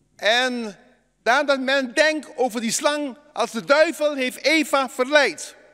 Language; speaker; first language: Dutch; native; Dutch